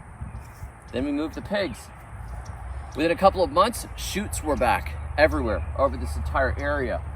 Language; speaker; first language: English; native; English